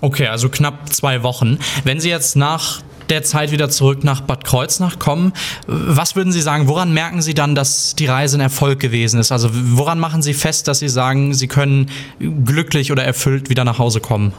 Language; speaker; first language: German; native; German